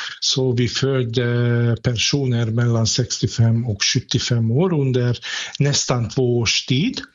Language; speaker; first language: Swedish; non-native, fluent; Hungarian